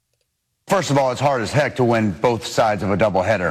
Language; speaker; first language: English; native; English